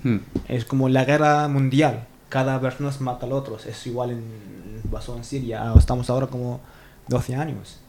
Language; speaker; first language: Spanish; non-native, learner; Arabic